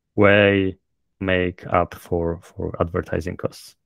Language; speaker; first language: English; non-native, fluent; Polish